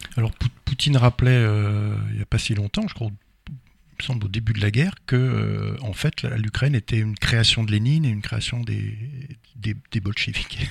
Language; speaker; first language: French; native; French